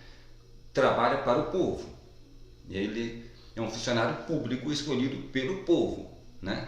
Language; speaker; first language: Portuguese; native; Portuguese